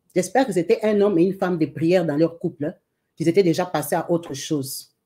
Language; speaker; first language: French; non-native, local second language; Lingala